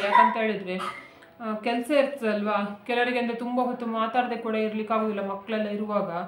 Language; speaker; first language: Kannada; non-native, local second language; Konkani